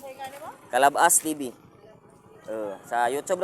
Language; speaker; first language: Filipino; non-native, local second language; Cebuano